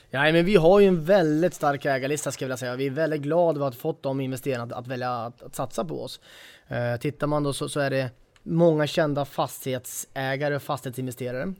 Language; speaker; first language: Swedish; native; Swedish